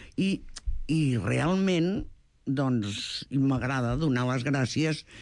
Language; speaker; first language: Catalan; native; Catalan